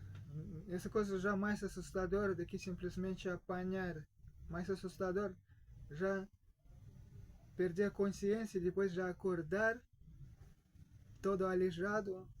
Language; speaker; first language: Portuguese; non-native, fluent; Russian